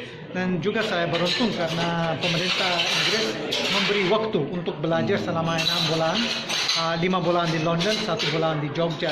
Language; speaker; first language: Indonesian; non-native, fluent; English